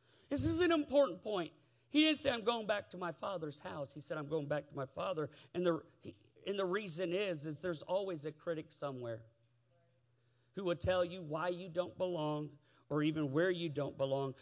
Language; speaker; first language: English; native; English